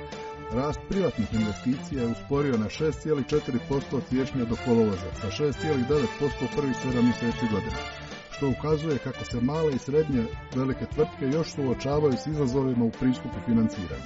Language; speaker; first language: Serbian; native; Serbian